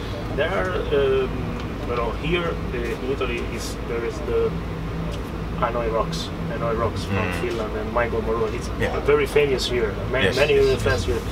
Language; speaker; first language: English; non-native, fluent; Italian